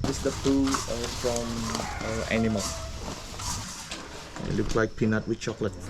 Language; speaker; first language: English; non-native, local second language; Indonesian